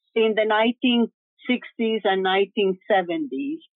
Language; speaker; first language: English; early bilingual, other home language; Spanish